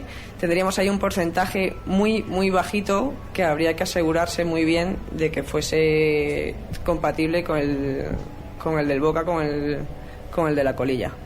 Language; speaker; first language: Spanish; native; Spanish